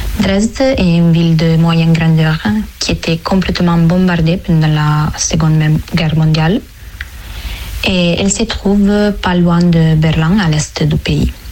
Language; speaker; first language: French; non-native, fluent; Italian